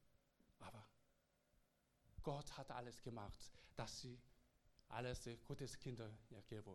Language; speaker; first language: German; non-native, learner; Korean